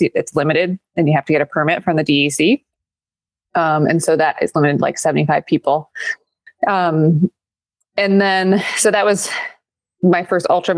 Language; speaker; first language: English; native; English